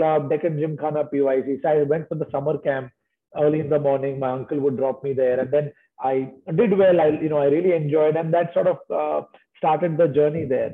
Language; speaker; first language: English; non-native, local second language; Marathi